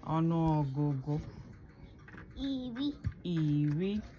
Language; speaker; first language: Igbo; non-native, learner; Indonesian